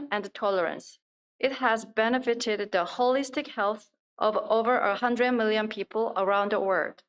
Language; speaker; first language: English; non-native, fluent; Korean